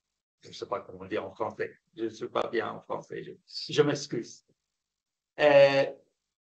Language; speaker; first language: French; non-native, fluent; Arabic